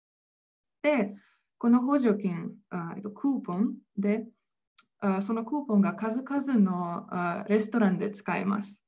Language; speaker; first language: Japanese; non-native, fluent; Slovenian